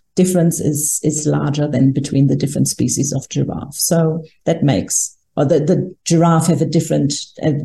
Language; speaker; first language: English; non-native, fluent; German